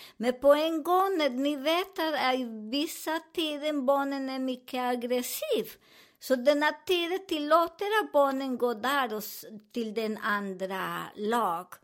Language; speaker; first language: Swedish; non-native, learner; Spanish